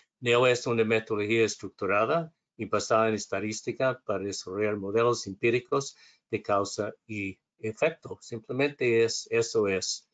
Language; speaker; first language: Spanish; non-native, learner; English